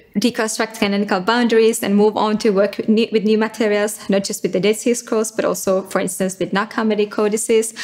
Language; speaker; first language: English; non-native, fluent; Finnish